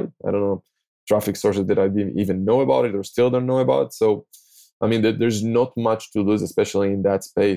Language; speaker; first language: English; non-native, fluent; Hebrew